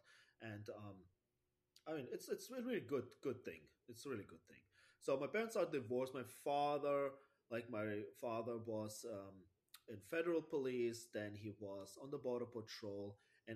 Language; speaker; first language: English; non-native, fluent; German